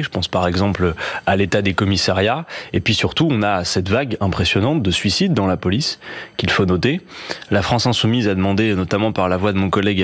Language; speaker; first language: French; native; French